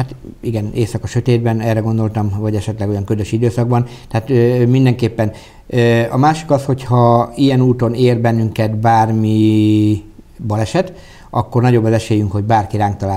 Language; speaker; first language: Hungarian; native; Hungarian